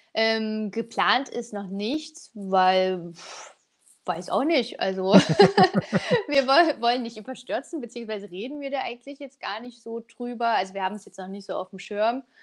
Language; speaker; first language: German; native; German